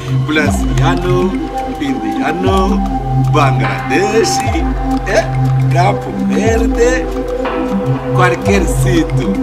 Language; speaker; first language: Portuguese; non-native, learner; Kinyarwanda